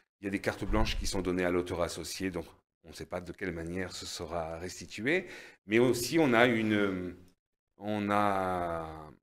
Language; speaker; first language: French; native; French